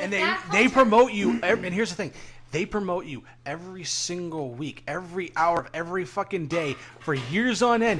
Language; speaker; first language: English; native; English